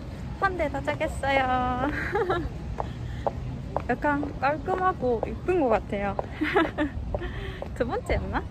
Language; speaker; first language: Korean; non-native, fluent; Japanese